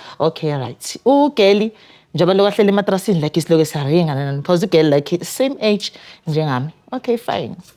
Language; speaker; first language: Zulu; native; Zulu